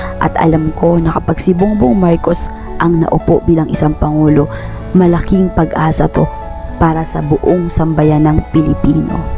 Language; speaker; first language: Filipino; non-native, local second language; Bikol